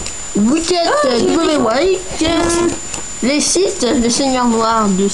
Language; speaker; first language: French; native; French